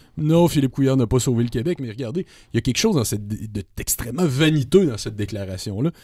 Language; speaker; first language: French; native; French